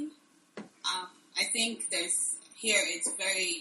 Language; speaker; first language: English; non-native, local second language; Igbo